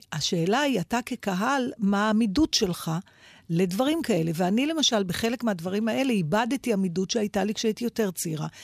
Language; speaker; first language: Hebrew; native; Hebrew